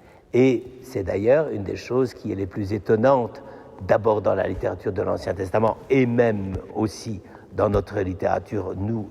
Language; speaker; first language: French; native; French